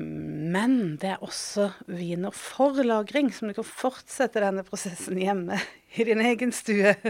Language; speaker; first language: Norwegian; native; Norwegian